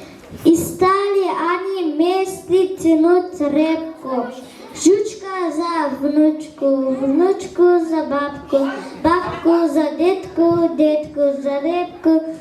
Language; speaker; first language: Russian; non-native, learner; Uzbek